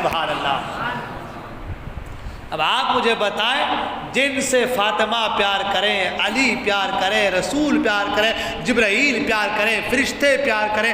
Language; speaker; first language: Urdu; native; Urdu